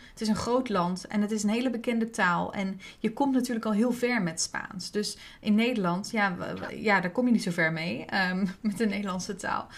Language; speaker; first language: Dutch; native; Dutch